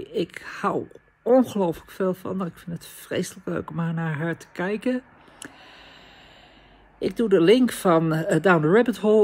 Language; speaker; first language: Dutch; native; Dutch